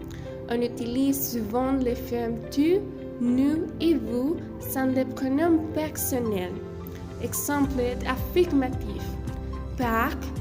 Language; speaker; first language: French; non-native, learner; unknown